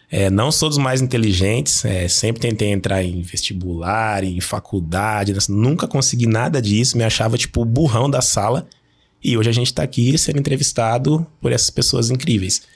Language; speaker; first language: Portuguese; native; Portuguese